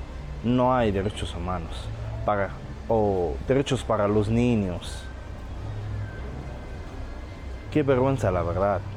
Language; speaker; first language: Spanish; non-native, fluent; Arabic